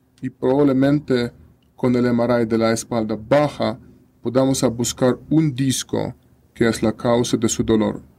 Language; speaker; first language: Spanish; non-native, learner; Russian